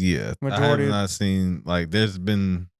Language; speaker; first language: English; native; English